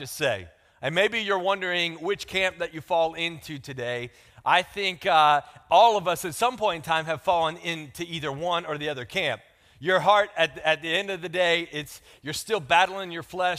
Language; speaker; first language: English; native; English